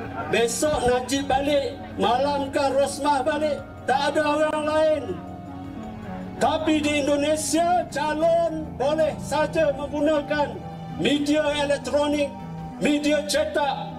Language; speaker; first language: Malay; native; Malay